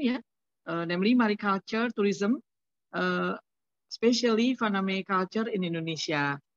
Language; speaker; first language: English; non-native, learner; Indonesian